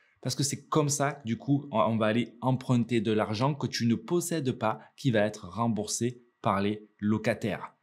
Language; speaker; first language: French; native; French